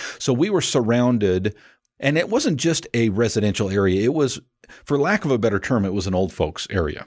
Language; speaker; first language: English; native; English